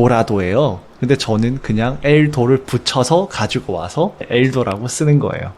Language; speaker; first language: Korean; native; Korean